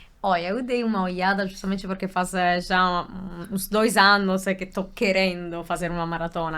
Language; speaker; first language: Portuguese; non-native, fluent; Italian